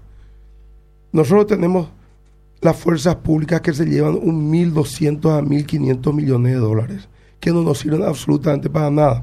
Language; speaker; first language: Spanish; native; Spanish